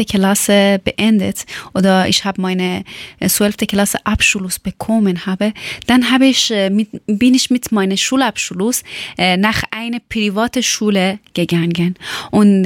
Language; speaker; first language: German; non-native, learner; Persian